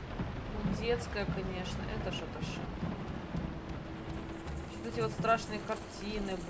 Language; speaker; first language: Russian; native; Russian